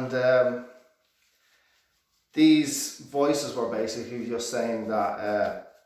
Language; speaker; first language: English; native; English